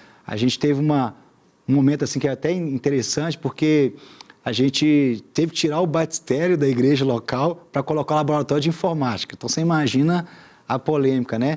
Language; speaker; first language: Portuguese; native; Portuguese